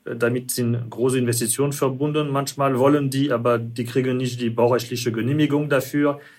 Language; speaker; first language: German; non-native, fluent; French